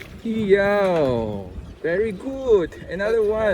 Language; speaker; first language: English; non-native, fluent; Thai